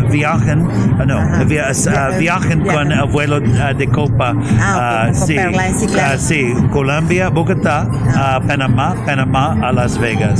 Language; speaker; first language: Spanish; non-native, learner; English